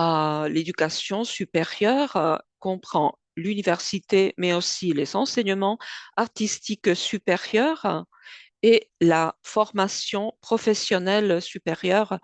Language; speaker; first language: French; non-native, fluent; Spanish